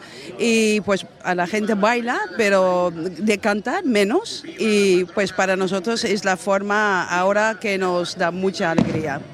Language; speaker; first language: Spanish; non-native, fluent; Dutch